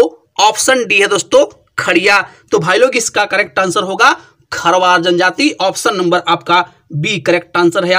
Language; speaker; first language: Hindi; native; Hindi